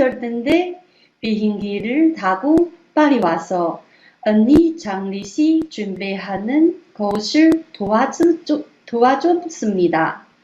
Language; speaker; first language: Korean; non-native, learner; Chinese